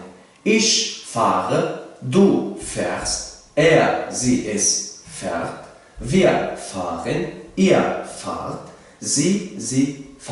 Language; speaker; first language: German; non-native, fluent; Tajik